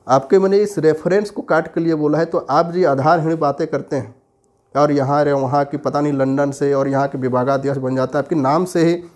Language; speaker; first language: Hindi; native; Hindi